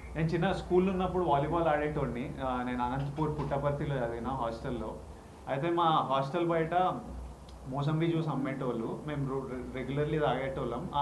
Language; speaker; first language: Telugu; native; Telugu